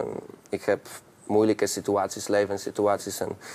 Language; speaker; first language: Dutch; non-native, learner; Polish